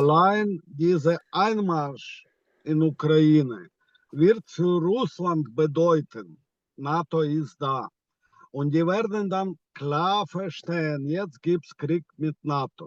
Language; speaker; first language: German; non-native, fluent; Ukrainian